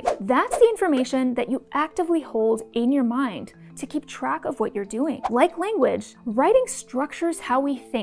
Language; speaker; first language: English; native; English